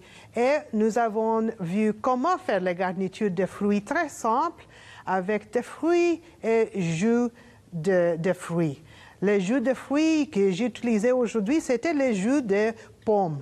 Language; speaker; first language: French; non-native, learner; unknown